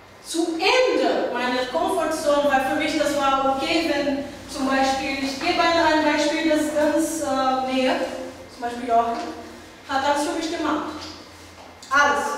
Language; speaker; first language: German; non-native, learner; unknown